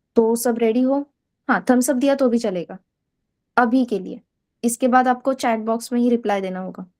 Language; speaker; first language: Hindi; non-native, local second language; Marathi